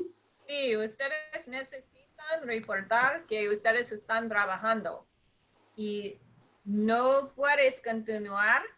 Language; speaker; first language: Spanish; non-native, fluent; English